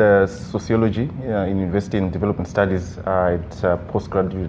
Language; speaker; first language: English; non-native, local second language; Shona